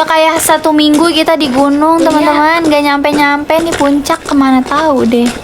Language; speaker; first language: Indonesian; native; Indonesian